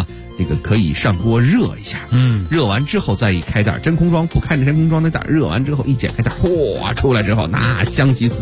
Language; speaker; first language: Chinese; native; Chinese